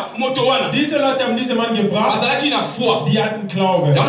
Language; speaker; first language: German; non-native, learner; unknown